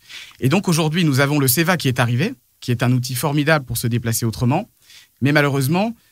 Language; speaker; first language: French; native; French